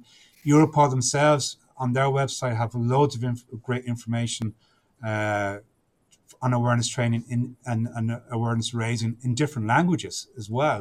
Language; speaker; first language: English; native; English